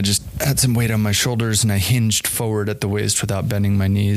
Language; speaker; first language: English; native; English